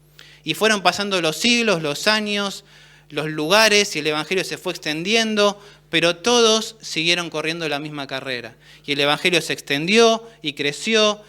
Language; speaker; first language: Spanish; native; Spanish